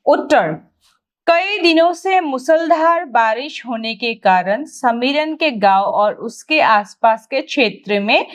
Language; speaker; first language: Hindi; non-native, local second language; Assamese